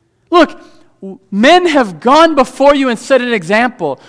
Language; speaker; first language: English; native; English